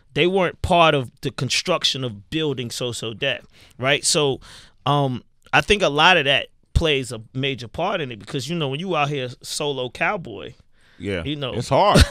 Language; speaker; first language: English; native; English